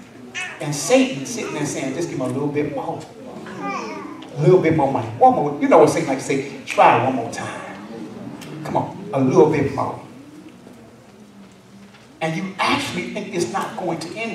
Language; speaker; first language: English; native; English